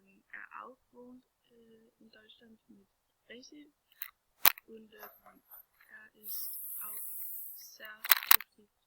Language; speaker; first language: German; non-native, learner; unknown